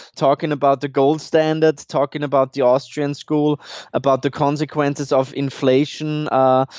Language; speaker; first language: English; non-native, fluent; German